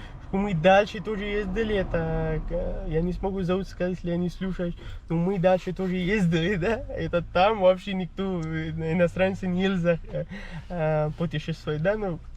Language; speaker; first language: Russian; non-native, learner; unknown